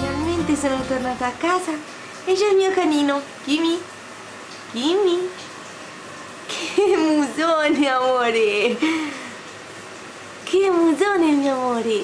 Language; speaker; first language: Italian; native; Italian